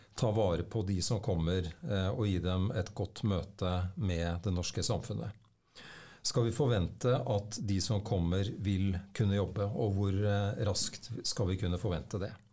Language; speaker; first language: Norwegian; native; Norwegian